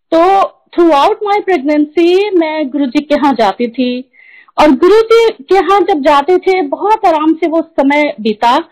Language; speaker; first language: Hindi; native; Hindi